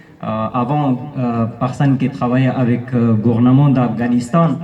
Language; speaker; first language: French; non-native, learner; Persian